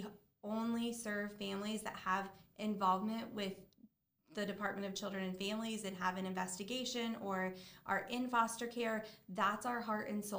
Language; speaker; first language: English; native; English